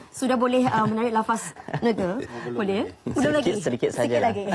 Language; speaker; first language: Malay; native; Malay